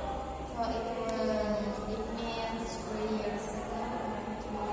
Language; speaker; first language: English; non-native, learner; Indonesian